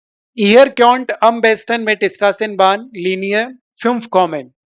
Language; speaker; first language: German; non-native, fluent; Hindi